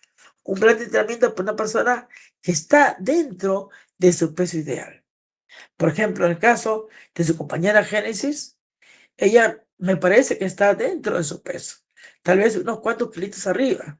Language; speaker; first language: Spanish; native; Spanish